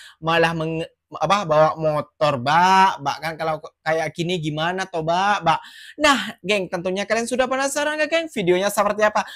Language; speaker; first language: Malay; non-native, fluent; Indonesian